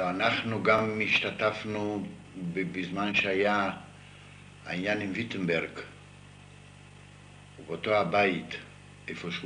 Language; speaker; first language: Hebrew; non-native, fluent; Yiddish